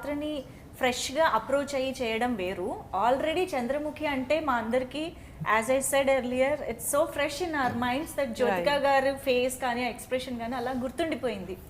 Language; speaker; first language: Telugu; native; Telugu